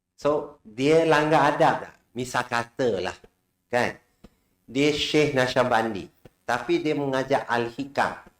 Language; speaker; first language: Malay; non-native, local second language; Chinese